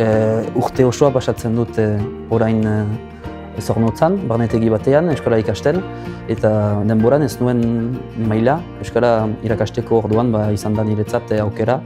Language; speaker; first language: Basque; non-native, local second language; French